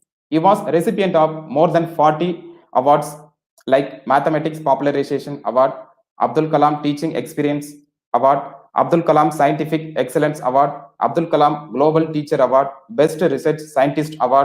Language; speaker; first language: English; non-native, local second language; Tamil